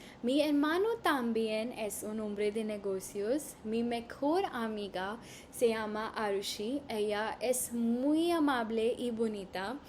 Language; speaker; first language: Spanish; non-native, learner; Hindi